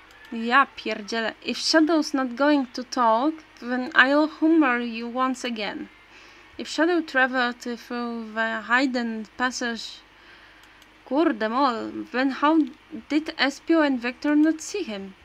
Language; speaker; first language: English; non-native, learner; Polish